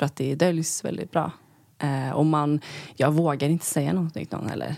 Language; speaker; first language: Swedish; native; Swedish